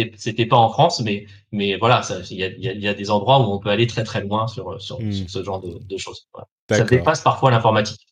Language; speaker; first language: French; native; French